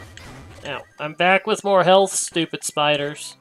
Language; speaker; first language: English; native; English